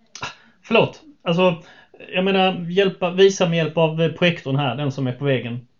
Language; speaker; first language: Swedish; native; Swedish